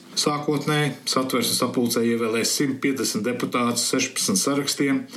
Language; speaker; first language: Latvian; early bilingual, heritage; Latvian